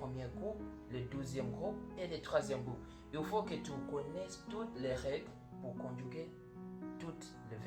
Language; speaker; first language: French; non-native, learner; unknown